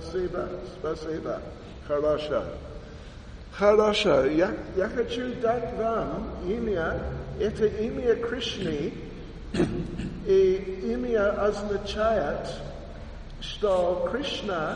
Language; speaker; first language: Russian; non-native, learner; English